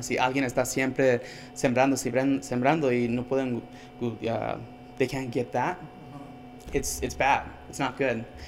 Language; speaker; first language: English; early bilingual, other home language; Spanish